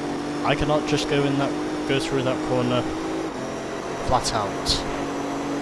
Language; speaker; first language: English; native; English